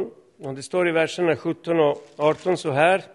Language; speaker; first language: Swedish; non-native, fluent; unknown